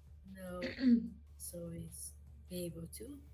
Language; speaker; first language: English; non-native, learner; Portuguese